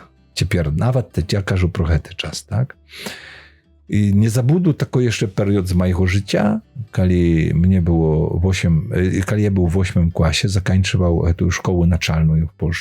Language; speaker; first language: Polish; non-native, learner; Belarusian